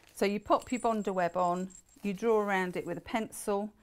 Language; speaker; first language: English; native; English